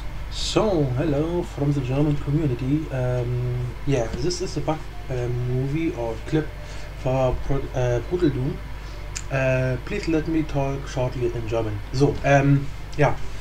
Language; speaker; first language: English; non-native, learner; German